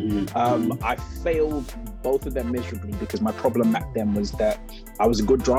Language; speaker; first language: English; native; English